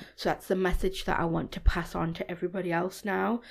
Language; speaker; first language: English; native; English